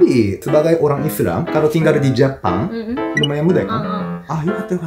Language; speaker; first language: Indonesian; non-native, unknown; Japanese